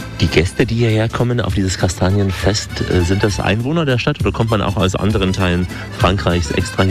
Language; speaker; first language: German; native; German